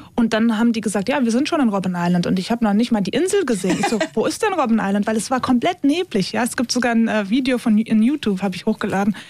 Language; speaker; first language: German; early bilingual, other home language; Turkish